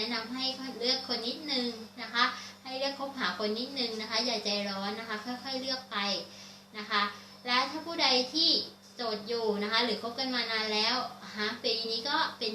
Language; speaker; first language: Thai; native; Thai